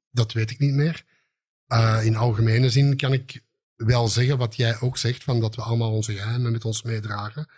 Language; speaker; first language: Dutch; native; Dutch